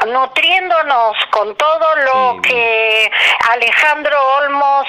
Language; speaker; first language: Spanish; native; Spanish